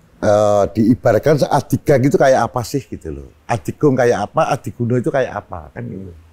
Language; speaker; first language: Indonesian; non-native, local second language; Javanese